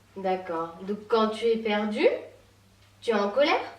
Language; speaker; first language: French; native; French